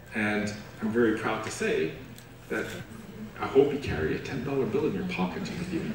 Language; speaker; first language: English; native; English